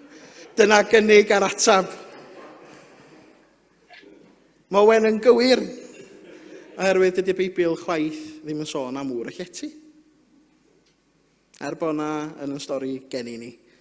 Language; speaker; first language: Welsh; native; Welsh